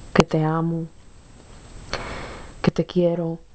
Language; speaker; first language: Spanish; early bilingual, heritage; Spanish